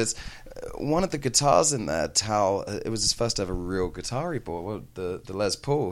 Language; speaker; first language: English; native; English